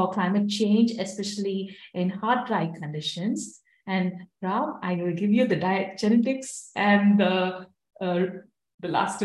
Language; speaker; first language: English; non-native, local second language; Tamil